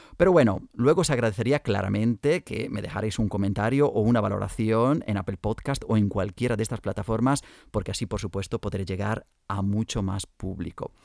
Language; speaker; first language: Spanish; native; Spanish